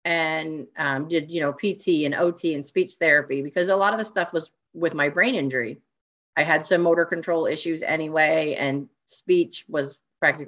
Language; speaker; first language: English; native; English